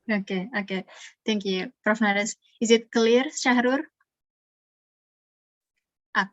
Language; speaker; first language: English; non-native, learner; Indonesian